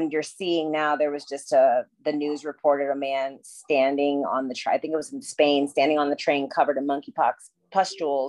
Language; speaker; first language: English; native; English